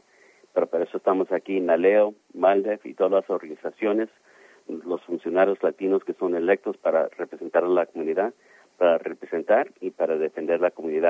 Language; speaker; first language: Spanish; early bilingual, heritage; Spanish